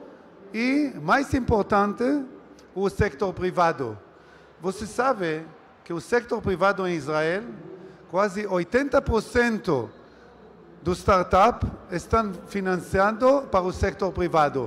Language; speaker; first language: Portuguese; non-native, learner; Hebrew